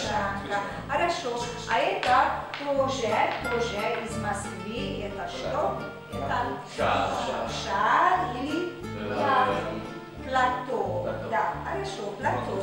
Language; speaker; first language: Russian; non-native, fluent; Hungarian